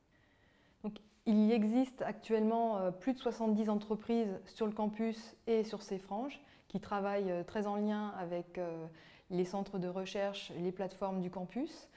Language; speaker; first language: French; native; French